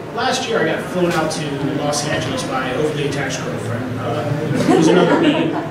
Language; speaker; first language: English; native; English